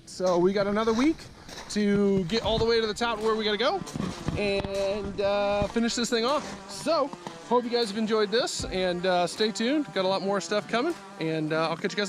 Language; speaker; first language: English; native; English